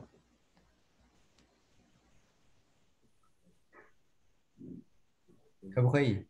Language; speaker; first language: Chinese; non-native, fluent; Thai